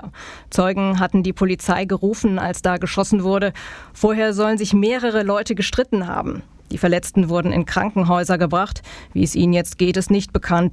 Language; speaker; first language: German; native; German